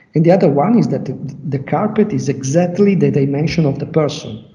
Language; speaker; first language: English; non-native, learner; Italian